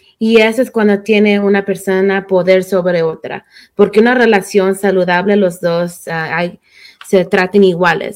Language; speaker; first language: Spanish; early bilingual, heritage; Spanish